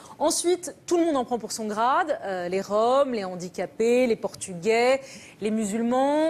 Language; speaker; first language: French; native; French